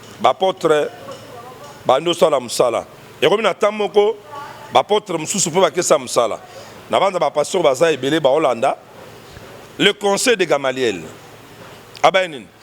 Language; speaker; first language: Lingala; native; Lingala